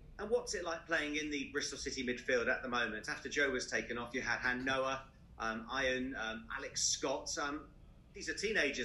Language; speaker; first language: English; native; English